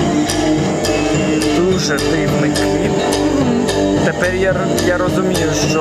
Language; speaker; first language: Ukrainian; non-native, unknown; English